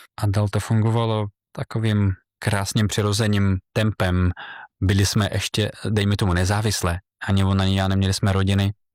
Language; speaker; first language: Czech; non-native, fluent; Russian